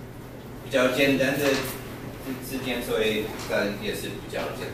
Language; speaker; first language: Chinese; non-native, learner; English